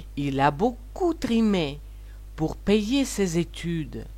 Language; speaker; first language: French; non-native, fluent; Russian